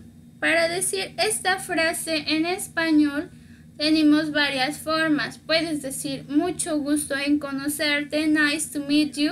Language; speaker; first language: Spanish; native; Spanish